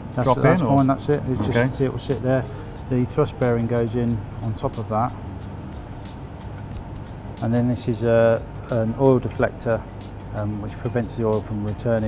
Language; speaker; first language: English; native; English